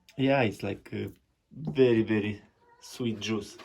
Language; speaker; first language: English; non-native, learner; Romanian